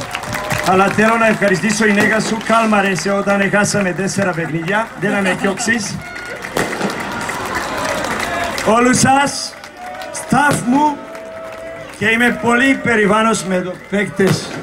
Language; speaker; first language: Greek; non-native, learner; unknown